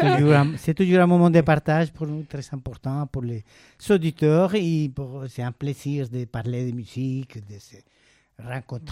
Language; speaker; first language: French; non-native, fluent; Spanish